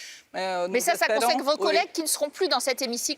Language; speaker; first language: French; native; French